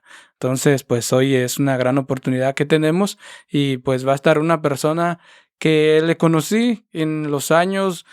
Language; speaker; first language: Spanish; native; Spanish